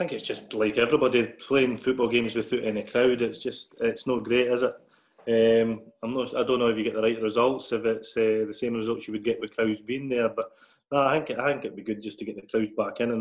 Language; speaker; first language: English; native; English